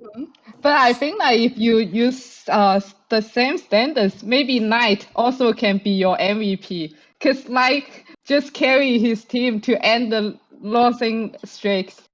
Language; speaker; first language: English; non-native, fluent; Chinese